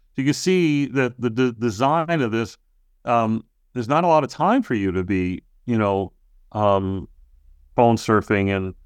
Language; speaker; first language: English; native; English